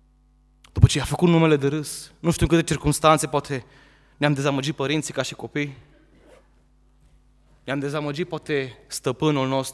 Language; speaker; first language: Romanian; native; Romanian